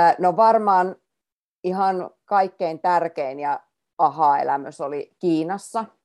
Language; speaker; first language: Finnish; native; Finnish